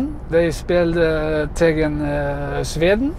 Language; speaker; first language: Dutch; non-native, fluent; Norwegian